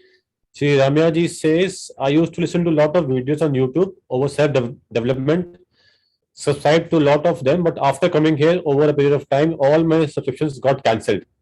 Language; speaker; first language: English; non-native, local second language; Hindi